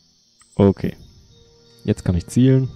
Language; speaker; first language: German; native; German